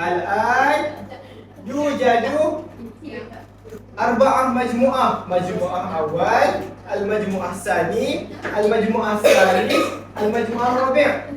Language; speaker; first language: Arabic; non-native, learner; Malay